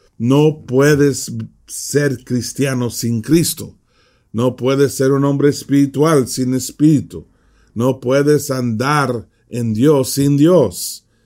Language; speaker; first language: Spanish; early bilingual, heritage; Spanish